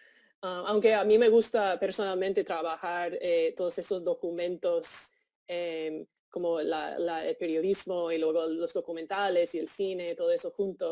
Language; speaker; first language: Spanish; non-native, fluent; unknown